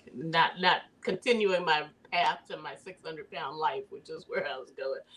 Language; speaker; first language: English; native; English